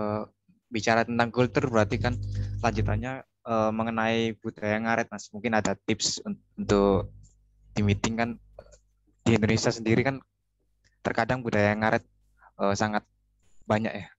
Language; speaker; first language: Indonesian; native; Indonesian